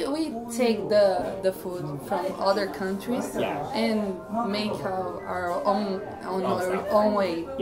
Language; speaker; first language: English; non-native, fluent; Portuguese